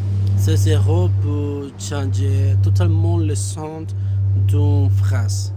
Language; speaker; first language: French; non-native, learner; Spanish